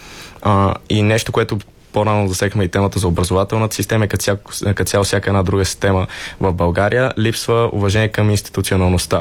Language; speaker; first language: Bulgarian; native; Bulgarian